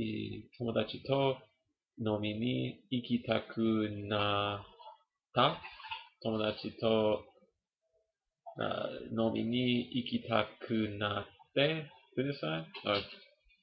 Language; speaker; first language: Japanese; non-native, learner; English